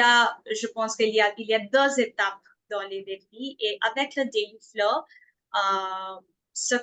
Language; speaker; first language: French; non-native, fluent; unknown